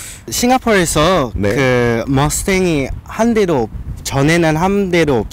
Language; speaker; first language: Korean; non-native, learner; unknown